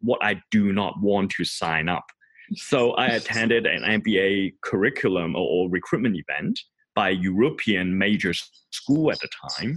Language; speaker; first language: English; non-native, local second language; Cantonese